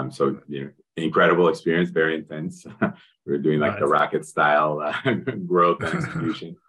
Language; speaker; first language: English; native; English